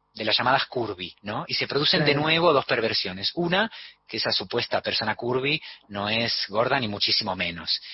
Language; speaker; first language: Spanish; native; Spanish